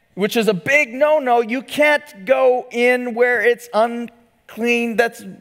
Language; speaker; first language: English; native; English